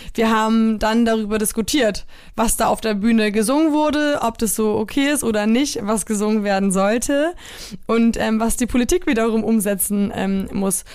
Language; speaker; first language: German; early bilingual, other home language; Polish